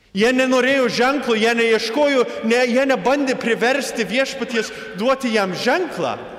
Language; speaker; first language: Lithuanian; early bilingual, heritage; Lithuanian